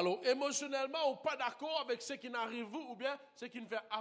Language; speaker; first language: French; non-native, local second language; Morisyen